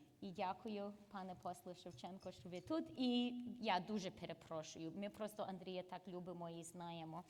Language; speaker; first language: Ukrainian; early bilingual, heritage; English